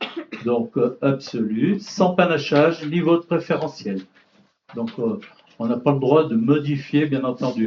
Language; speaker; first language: French; native; French